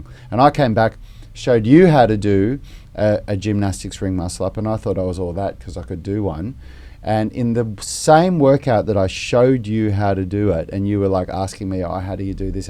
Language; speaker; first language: English; native; English